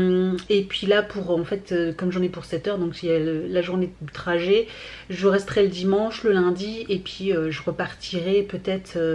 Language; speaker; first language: French; native; French